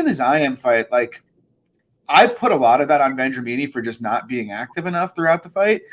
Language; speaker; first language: English; native; English